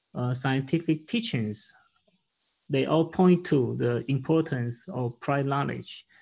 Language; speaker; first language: English; non-native, learner; Chinese